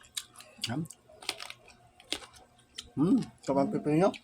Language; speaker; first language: Filipino; native; Filipino